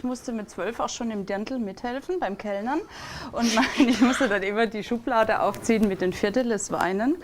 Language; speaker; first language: German; native; German